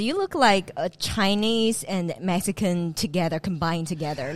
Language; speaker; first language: English; non-native, fluent; Chinese